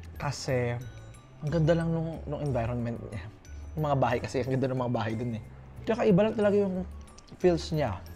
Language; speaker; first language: Filipino; native; Filipino